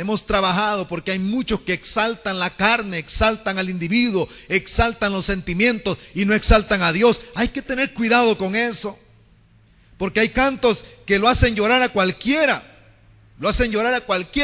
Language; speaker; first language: Spanish; native; Spanish